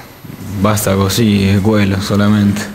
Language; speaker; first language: Italian; non-native, fluent; Spanish